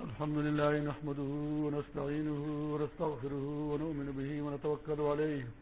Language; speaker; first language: Urdu; non-native, local second language; Pashto